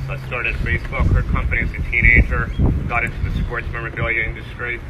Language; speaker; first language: English; native; English